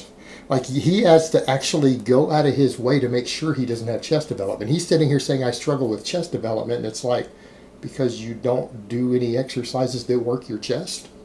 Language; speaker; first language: English; native; English